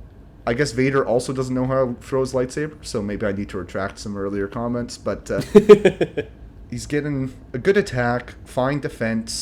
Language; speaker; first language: English; native; English